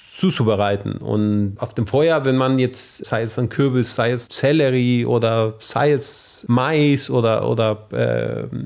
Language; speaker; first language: German; non-native, fluent; Spanish